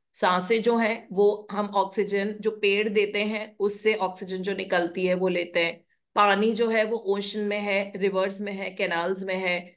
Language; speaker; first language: Hindi; native; Hindi